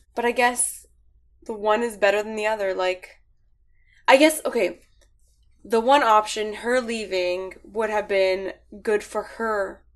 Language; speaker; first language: English; early bilingual, other home language; Arabic